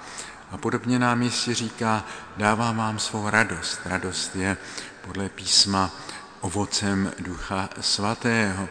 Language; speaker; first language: Czech; native; Czech